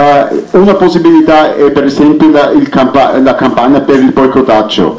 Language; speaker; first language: Italian; non-native, fluent; Arabic